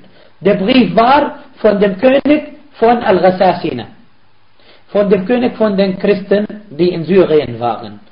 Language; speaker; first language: German; non-native, fluent; Arabic